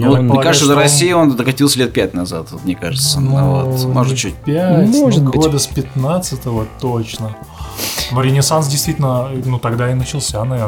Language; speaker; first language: Russian; native; Russian